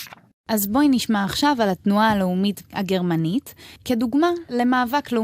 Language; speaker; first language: Hebrew; native; Hebrew